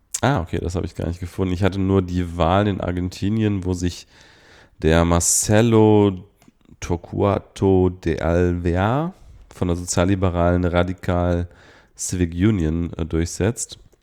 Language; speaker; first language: German; native; German